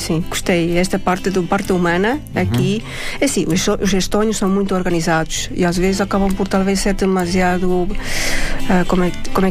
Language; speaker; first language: Portuguese; non-native, fluent; Estonian